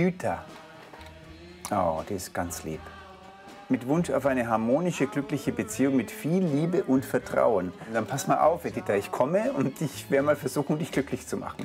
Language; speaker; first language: German; native; German